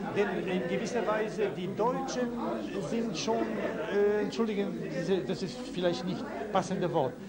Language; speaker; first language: German; non-native, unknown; Polish